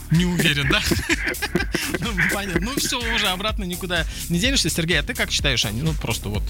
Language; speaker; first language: Russian; native; Russian